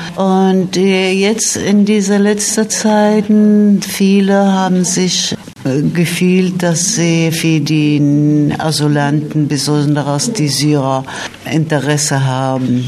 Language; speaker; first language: German; non-native, fluent; Arabic